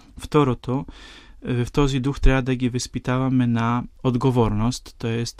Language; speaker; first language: Bulgarian; non-native, fluent; Polish